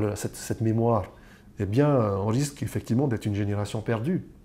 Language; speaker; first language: French; native; French